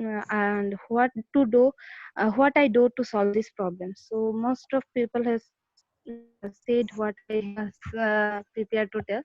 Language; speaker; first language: English; non-native, learner; Bangla